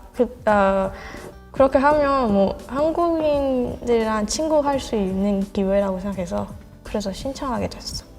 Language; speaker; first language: Korean; non-native, fluent; Burmese